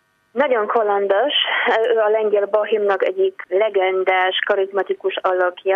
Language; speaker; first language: Hungarian; non-native, fluent; Polish